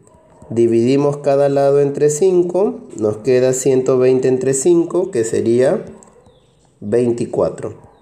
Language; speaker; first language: Spanish; native; Spanish